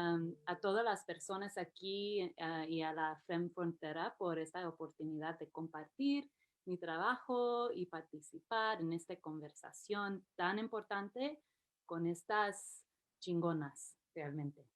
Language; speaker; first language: Spanish; early bilingual, heritage; English